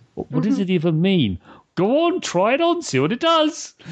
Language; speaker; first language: English; native; English